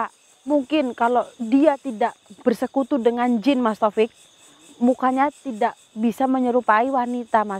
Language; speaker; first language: Indonesian; native; Indonesian